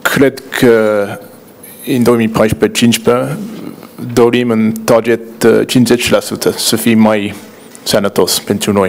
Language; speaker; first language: Romanian; non-native, learner; English